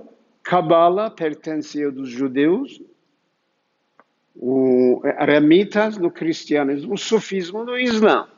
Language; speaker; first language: Portuguese; non-native, fluent; Turkish